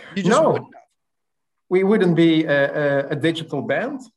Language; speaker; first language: English; non-native, fluent; Dutch